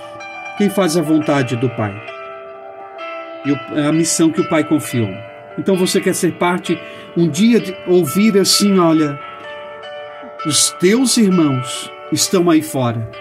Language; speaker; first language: Portuguese; native; Portuguese